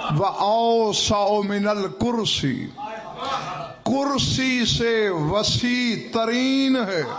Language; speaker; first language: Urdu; non-native, local second language; Saraiki